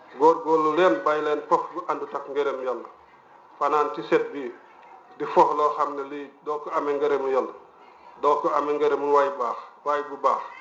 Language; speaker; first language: Wolof; non-native, local second language; Serer